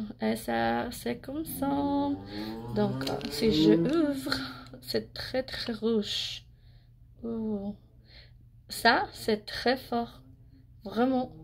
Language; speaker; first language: French; non-native, learner; English